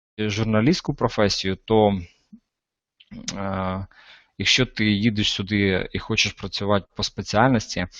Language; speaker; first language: Ukrainian; non-native, local second language; Russian